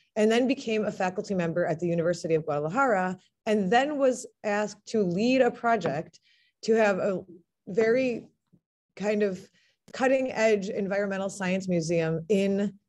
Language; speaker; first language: English; native; English